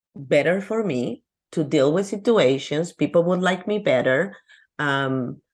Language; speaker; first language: English; non-native, fluent; Spanish